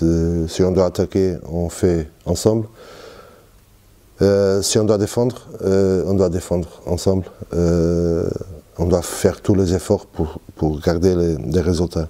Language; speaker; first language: French; non-native, fluent; Portuguese